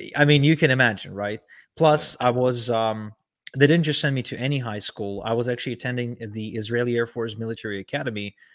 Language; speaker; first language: English; early bilingual, other home language; Ukrainian